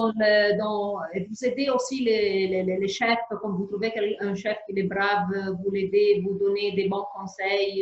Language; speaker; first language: French; non-native, fluent; Arabic